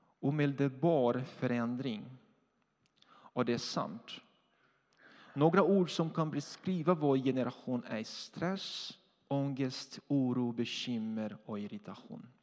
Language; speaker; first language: Swedish; non-native, fluent; Portuguese